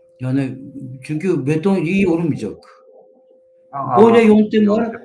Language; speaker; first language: Turkish; non-native, learner; Japanese